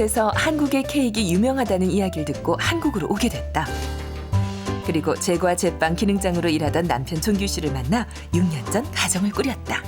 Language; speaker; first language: Korean; native; Korean